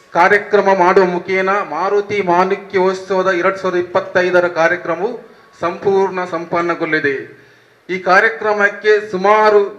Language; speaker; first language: Kannada; native; Kannada